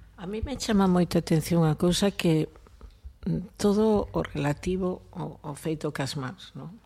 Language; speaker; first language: Galician; non-native, local second language; Spanish